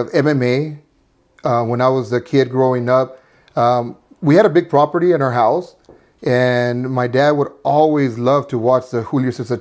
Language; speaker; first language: English; early bilingual, other home language; Spanish